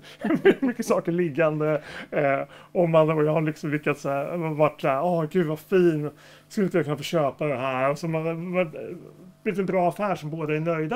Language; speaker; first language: Swedish; native; Swedish